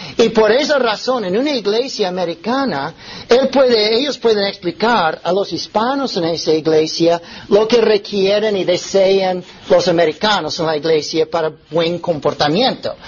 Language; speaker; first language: Spanish; non-native, fluent; English